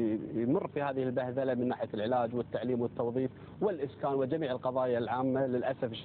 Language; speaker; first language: Arabic; native; Arabic